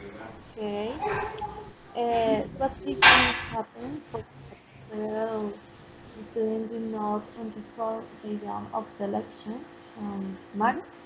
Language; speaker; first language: English; non-native, learner; Spanish